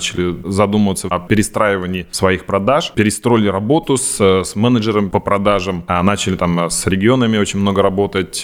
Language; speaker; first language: Russian; native; Russian